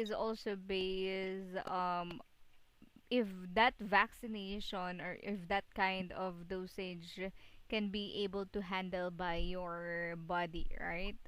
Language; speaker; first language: English; non-native, local second language; Filipino